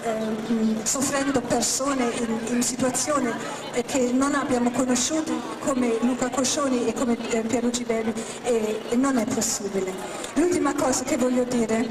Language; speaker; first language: Italian; non-native, fluent; German